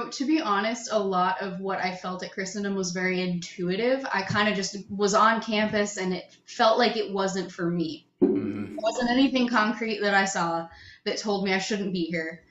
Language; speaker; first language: English; native; English